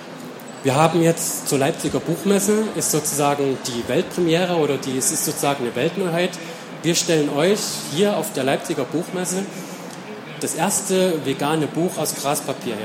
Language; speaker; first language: German; native; German